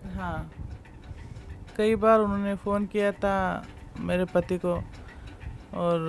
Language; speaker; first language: Hindi; non-native, fluent; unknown